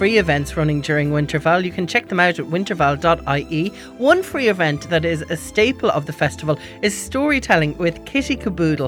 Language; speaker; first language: English; native; English